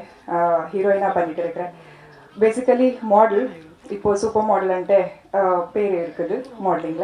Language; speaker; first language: Tamil; non-native, learner; Kannada